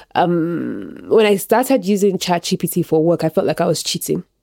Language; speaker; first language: English; non-native, local second language; Yoruba